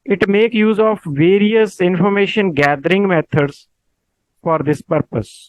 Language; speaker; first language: English; non-native, local second language; Punjabi